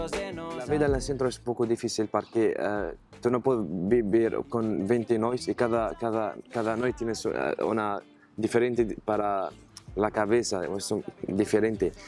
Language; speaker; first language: Spanish; non-native, learner; Arabic